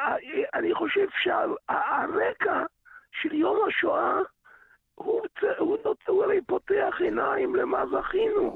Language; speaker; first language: Hebrew; early bilingual, other home language; Yiddish